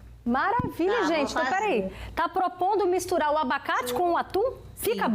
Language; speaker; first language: Portuguese; native; Portuguese